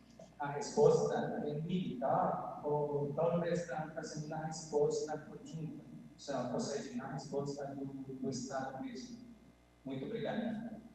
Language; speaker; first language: Portuguese; non-native, fluent; Spanish